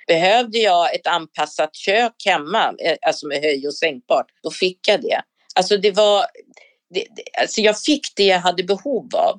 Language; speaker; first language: Swedish; native; Swedish